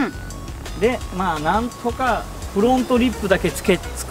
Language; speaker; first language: Japanese; native; Japanese